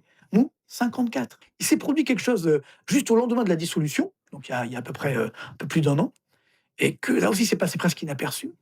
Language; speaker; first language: French; native; French